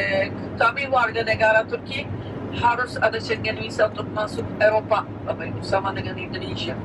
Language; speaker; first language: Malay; non-native, fluent; Turkish